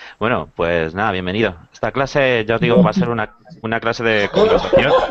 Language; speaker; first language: Spanish; native; Spanish